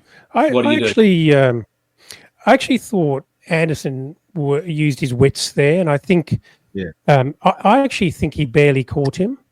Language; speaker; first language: English; native; English